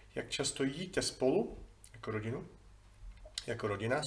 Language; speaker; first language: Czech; non-native, fluent; English